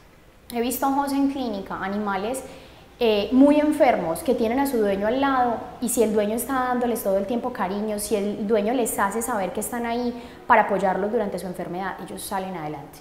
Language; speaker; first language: Spanish; native; Spanish